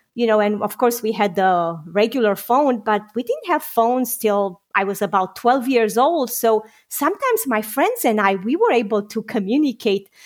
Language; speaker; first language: English; non-native, fluent; Romanian